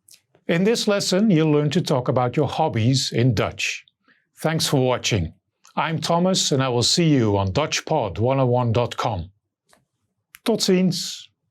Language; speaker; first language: English; non-native, fluent; Dutch